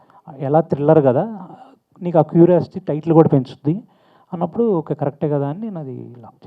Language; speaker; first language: Telugu; native; Telugu